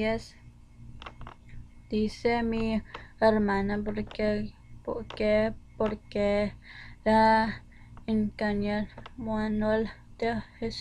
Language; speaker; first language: Spanish; non-native, learner; English